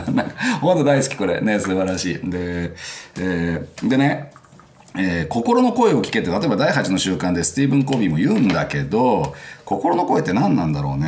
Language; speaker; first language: Japanese; native; Japanese